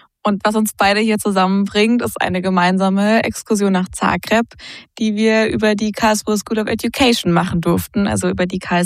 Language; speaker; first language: German; native; German